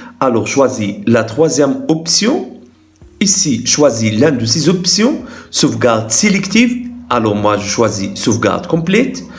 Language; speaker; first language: French; non-native, local second language; Arabic